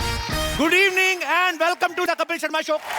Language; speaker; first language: Hindi; native; Hindi